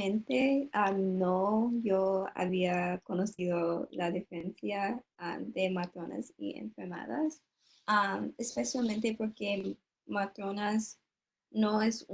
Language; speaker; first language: Spanish; non-native, learner; English